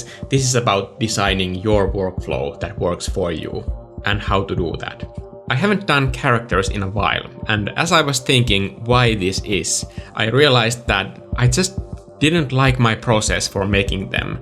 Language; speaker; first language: English; non-native, fluent; Finnish